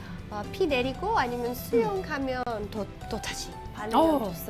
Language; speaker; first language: Korean; non-native, fluent; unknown